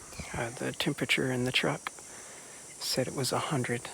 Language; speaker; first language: English; native; English